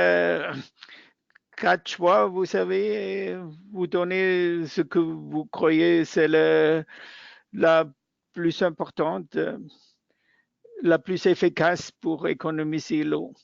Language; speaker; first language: French; non-native, learner; German